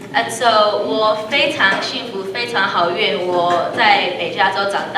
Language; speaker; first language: Chinese; early bilingual, heritage; Chinese